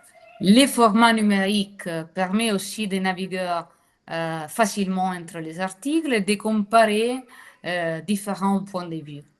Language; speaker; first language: French; non-native, fluent; Italian